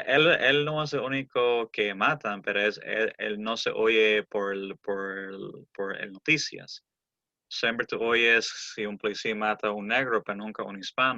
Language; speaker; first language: Spanish; early bilingual, heritage; English